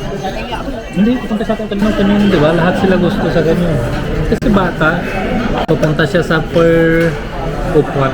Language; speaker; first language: Filipino; non-native, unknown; Punjabi